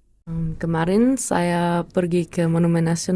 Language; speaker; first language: Indonesian; non-native, learner; German